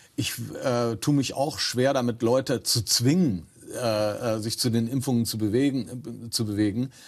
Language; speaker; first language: German; native; German